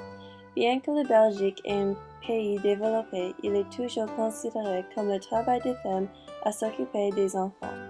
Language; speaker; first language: French; non-native, learner; English